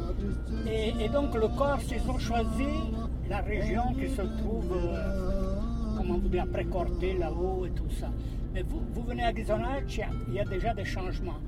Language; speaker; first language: French; non-native, local second language; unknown